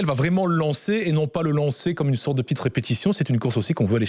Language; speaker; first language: French; native; French